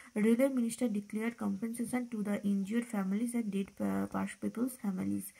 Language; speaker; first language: English; non-native, local second language; Bangla